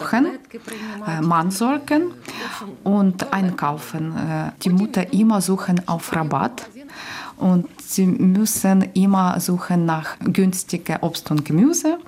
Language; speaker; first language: German; non-native, learner; Ukrainian